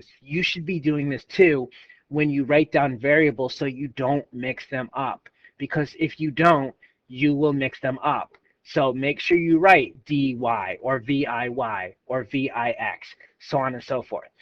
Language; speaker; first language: English; native; English